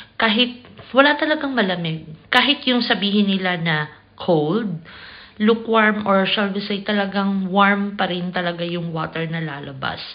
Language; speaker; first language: Filipino; non-native, local second language; Cebuano